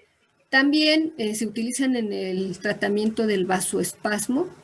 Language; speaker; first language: Spanish; native; Spanish